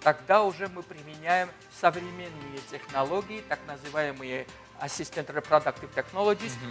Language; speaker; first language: Russian; non-native, fluent; Georgian